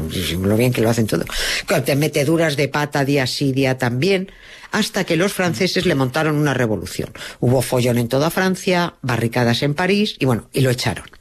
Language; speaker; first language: Spanish; native; Spanish